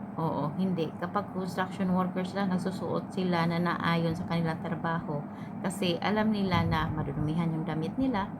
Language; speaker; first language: Filipino; non-native, local second language; Cebuano